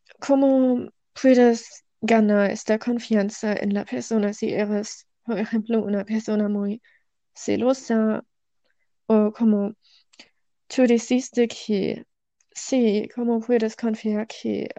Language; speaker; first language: Spanish; non-native, learner; German